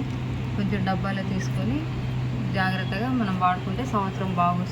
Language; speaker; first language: Telugu; native; Telugu